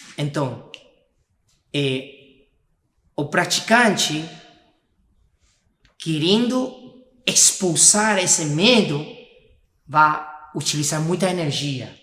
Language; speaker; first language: Portuguese; non-native, fluent; Spanish